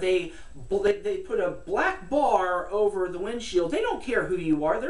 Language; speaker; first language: English; native; English